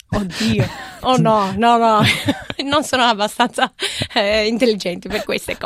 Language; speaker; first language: Italian; non-native, fluent; English